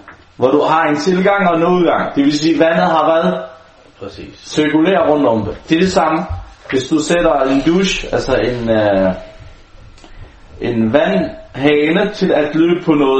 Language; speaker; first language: Danish; non-native, local second language; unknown